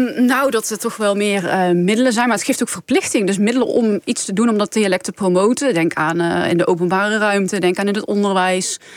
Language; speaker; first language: Dutch; native; Dutch